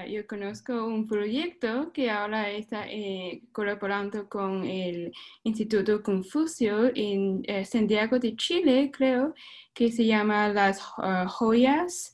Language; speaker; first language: Spanish; non-native, fluent; Chinese